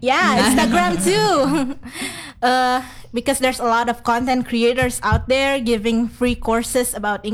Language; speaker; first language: English; non-native, fluent; Indonesian